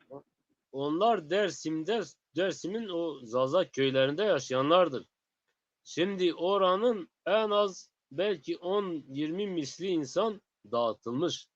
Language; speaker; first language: Turkish; non-native, local second language; Zaza